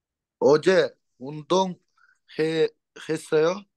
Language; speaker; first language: Korean; non-native, learner; Kyrgyz